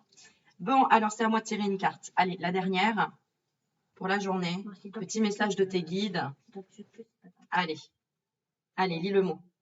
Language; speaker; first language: French; native; French